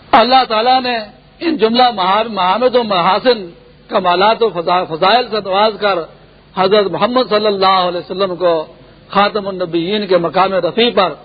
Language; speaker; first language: Urdu; non-native, local second language; Pashto